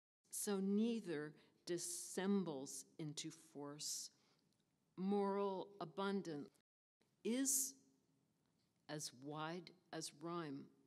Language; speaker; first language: English; native; English